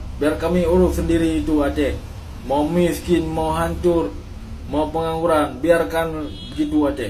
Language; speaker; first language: Indonesian; non-native, local second language; Achinese